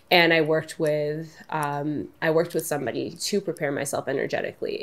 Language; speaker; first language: English; native; English